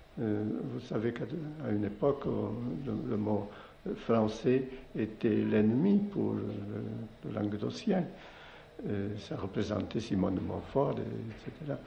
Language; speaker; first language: French; non-native, local second language; Occitan